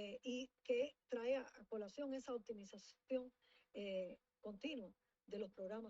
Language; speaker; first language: Spanish; native; Spanish